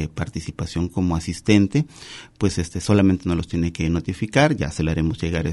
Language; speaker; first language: Spanish; native; Spanish